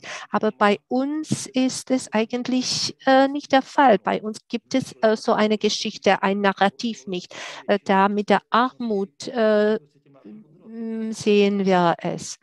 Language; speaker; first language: German; non-native, fluent; Czech